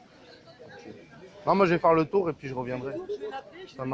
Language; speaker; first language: French; native; French